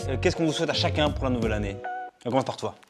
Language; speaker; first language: French; native; French